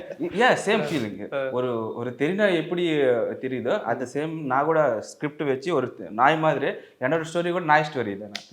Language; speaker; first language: Tamil; non-native, learner; Telugu